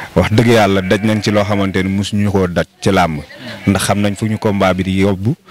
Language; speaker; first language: Wolof; non-native, local second language; Fula